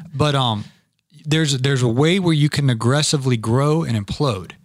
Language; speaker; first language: English; native; English